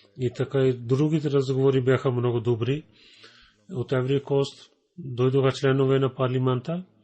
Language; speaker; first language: Bulgarian; non-native, fluent; Urdu